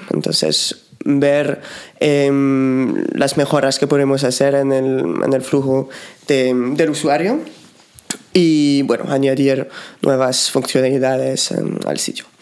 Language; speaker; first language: Spanish; non-native, fluent; French